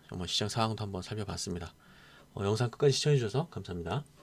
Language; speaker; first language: Korean; native; Korean